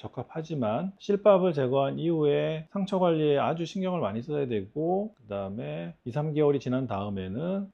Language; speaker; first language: Korean; native; Korean